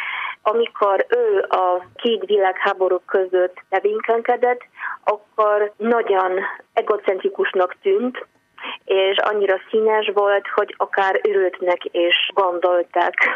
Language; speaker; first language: Hungarian; non-native, fluent; Polish